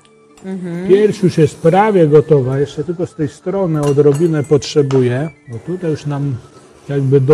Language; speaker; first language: Polish; native; Polish